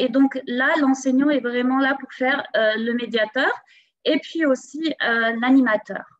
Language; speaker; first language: French; native; French